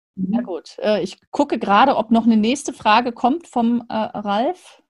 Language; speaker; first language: German; native; German